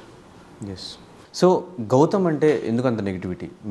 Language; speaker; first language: Telugu; native; Telugu